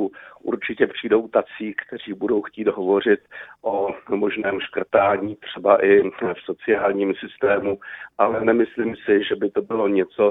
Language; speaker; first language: Czech; native; Czech